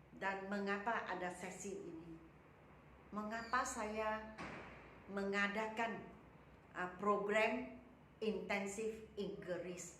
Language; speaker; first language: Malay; non-native, local second language; Chinese